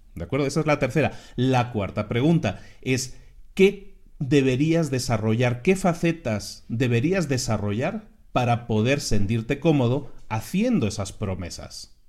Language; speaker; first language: Spanish; native; Spanish